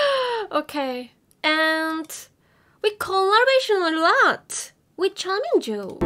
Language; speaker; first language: English; non-native, learner; Korean